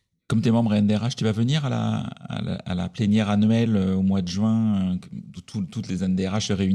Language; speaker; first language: French; native; French